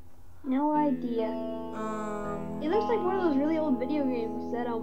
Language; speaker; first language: English; native; English